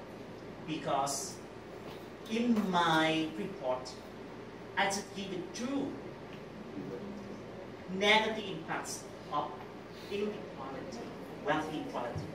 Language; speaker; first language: English; non-native, learner; Vietnamese